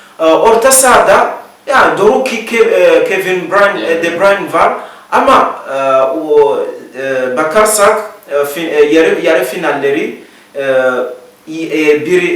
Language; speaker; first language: Turkish; non-native, learner; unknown